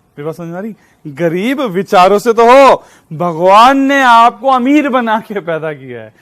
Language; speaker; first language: Hindi; native; Hindi